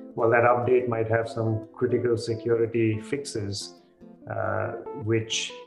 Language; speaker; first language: English; non-native, local second language; Hindi